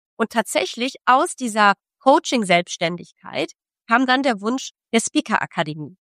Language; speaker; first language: German; early bilingual, other home language; Polish